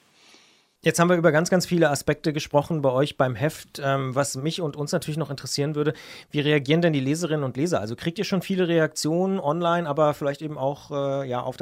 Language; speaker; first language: German; native; German